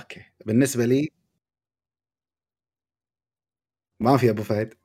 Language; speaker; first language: Arabic; native; Arabic